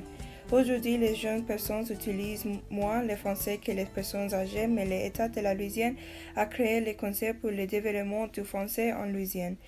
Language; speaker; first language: French; non-native, learner; English